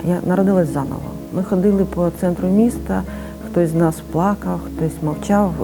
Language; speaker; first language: Ukrainian; native; Ukrainian